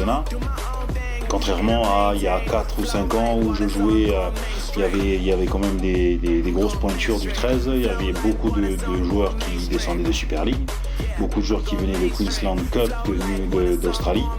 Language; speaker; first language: French; native; French